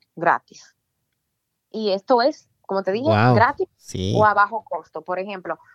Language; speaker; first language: Spanish; native; Spanish